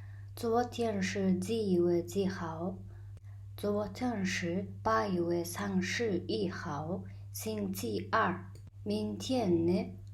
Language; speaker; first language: Chinese; non-native, fluent; Mongolian